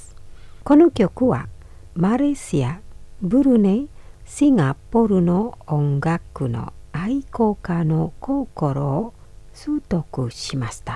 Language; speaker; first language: Japanese; non-native, fluent; Indonesian